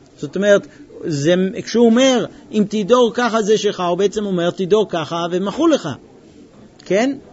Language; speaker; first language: Hebrew; non-native, fluent; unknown